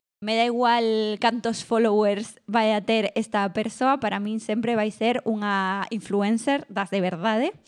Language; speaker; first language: Galician; non-native, local second language; Spanish